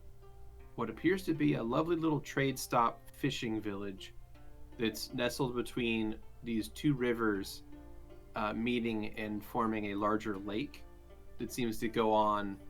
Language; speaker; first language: English; native; English